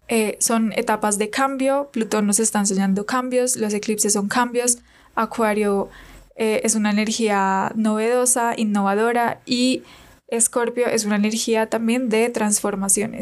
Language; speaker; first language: Spanish; native; Spanish